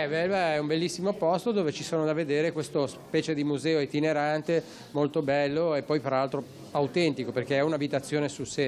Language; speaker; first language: Italian; native; Italian